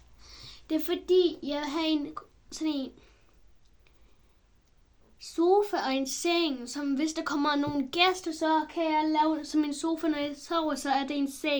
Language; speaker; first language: Danish; early bilingual, other home language; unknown